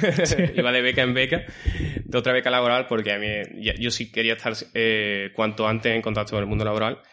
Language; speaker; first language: Spanish; native; Spanish